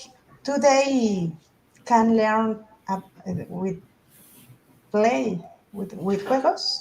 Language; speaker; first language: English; non-native, learner; Spanish